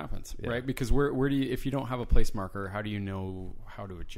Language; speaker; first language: English; native; English